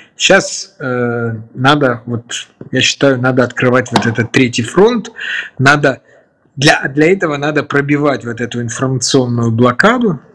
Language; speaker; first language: Russian; native; Russian